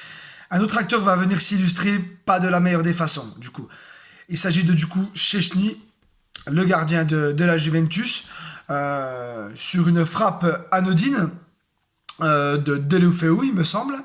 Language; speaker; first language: French; native; French